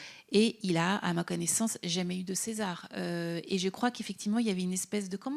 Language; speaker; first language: French; native; French